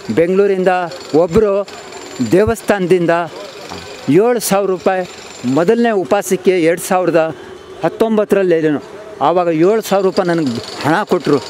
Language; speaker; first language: Kannada; non-native, local second language; Urdu